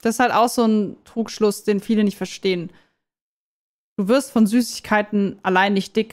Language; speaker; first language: German; native; German